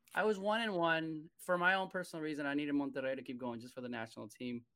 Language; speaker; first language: English; native; English